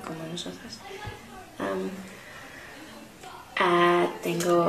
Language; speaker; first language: Spanish; non-native, learner; English